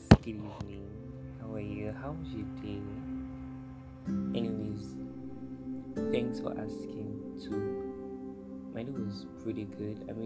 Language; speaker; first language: English; non-native, local second language; Yoruba